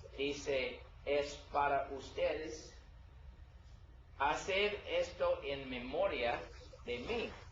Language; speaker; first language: Spanish; non-native, learner; English